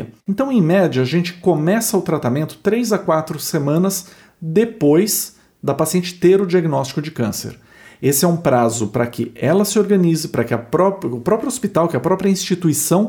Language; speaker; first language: Portuguese; native; Portuguese